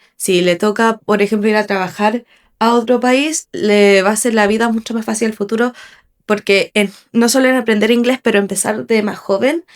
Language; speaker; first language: Spanish; non-native, fluent; English